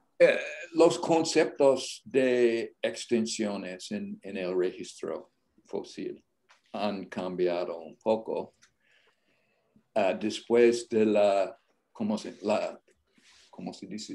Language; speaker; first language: Spanish; non-native, learner; English